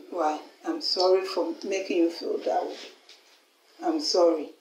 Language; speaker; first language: English; non-native, local second language; Akan